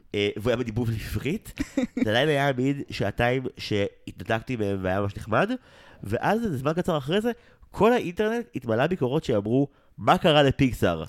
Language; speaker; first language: Hebrew; native; Hebrew